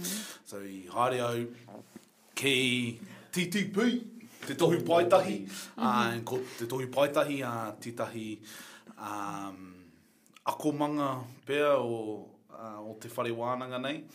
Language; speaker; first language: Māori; non-native, local second language; English